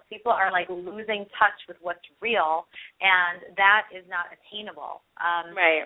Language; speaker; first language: English; early bilingual, other home language; Hindi